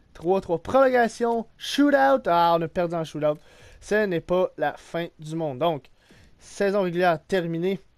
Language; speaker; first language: French; native; French